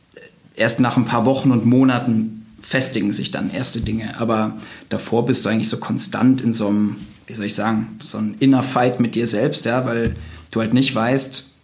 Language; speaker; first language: German; native; German